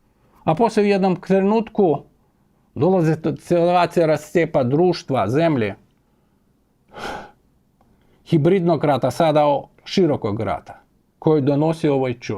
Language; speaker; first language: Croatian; non-native, fluent; Ukrainian